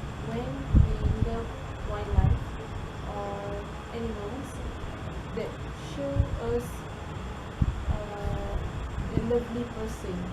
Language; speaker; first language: English; non-native, learner; Malay